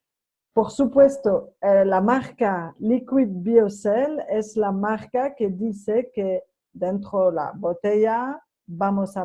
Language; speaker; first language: Spanish; non-native, fluent; French